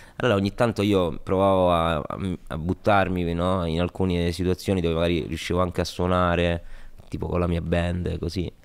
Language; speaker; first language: Italian; native; Italian